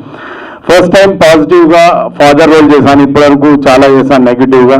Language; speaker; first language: Telugu; native; Telugu